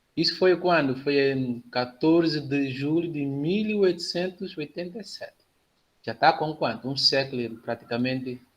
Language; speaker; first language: Portuguese; non-native, local second language; Upper Guinea Crioulo